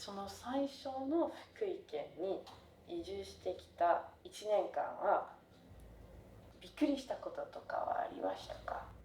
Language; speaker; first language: Japanese; non-native, fluent; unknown